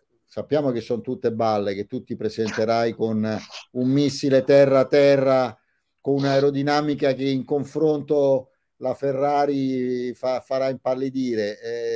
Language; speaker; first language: Italian; native; Italian